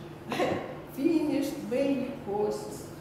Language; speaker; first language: English; non-native, learner; Russian